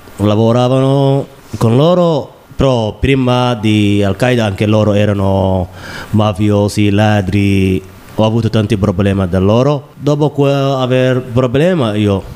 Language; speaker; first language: Italian; non-native, learner; Somali